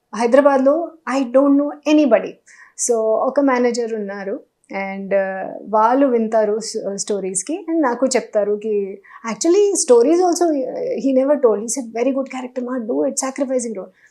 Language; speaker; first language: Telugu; non-native, local second language; Hindi